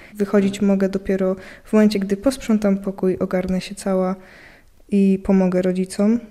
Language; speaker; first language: Polish; native; Polish